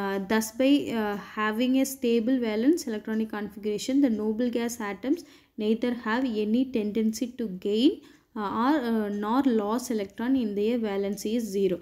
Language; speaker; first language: English; non-native, local second language; Tamil